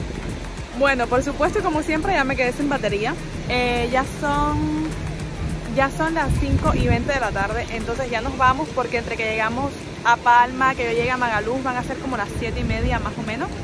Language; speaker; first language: Spanish; native; Spanish